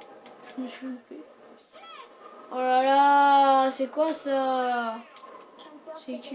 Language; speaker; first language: French; native; French